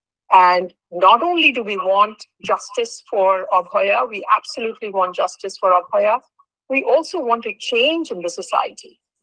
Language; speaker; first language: English; non-native, local second language; Bangla